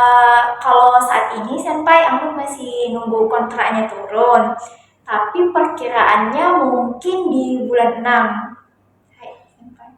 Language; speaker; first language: Indonesian; native; Indonesian